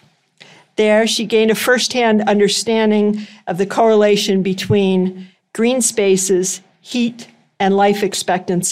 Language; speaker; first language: English; native; English